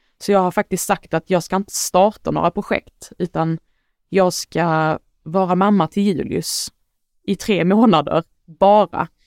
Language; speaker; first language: Swedish; early bilingual, other home language; Arabic